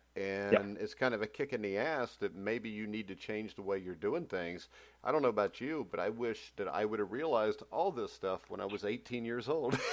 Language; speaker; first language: English; native; English